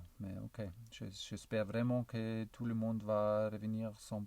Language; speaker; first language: French; non-native, learner; German